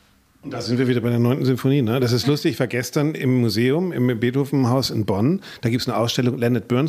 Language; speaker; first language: German; native; German